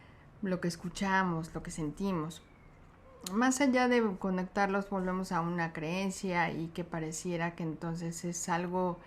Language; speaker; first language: Spanish; native; Spanish